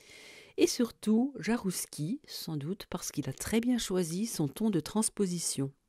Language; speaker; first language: French; native; French